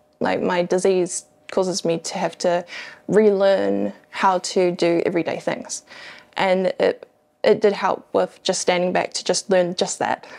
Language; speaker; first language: English; native; English